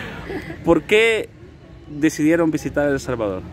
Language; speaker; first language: Spanish; native; Spanish